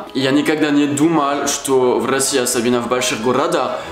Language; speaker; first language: Russian; non-native, fluent; French